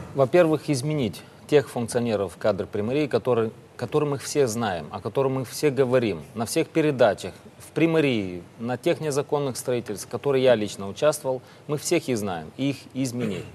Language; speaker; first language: Russian; non-native, local second language; Romanian